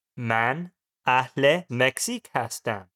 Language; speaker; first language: Persian; non-native, learner; English